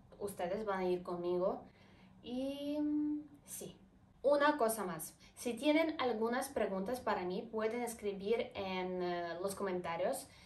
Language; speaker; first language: Spanish; non-native, fluent; Ukrainian